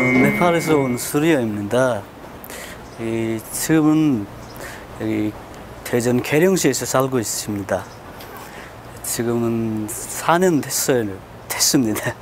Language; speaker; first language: Korean; non-native, learner; Nepali